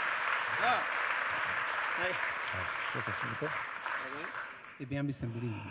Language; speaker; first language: German; non-native, learner; Spanish